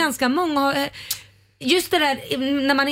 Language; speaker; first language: Swedish; native; Swedish